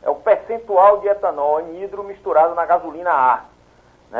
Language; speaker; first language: Portuguese; native; Portuguese